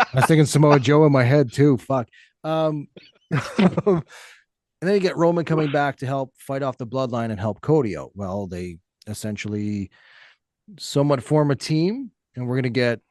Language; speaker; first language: English; native; English